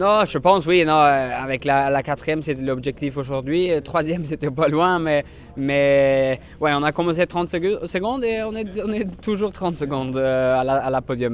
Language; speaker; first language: French; non-native, learner; Swedish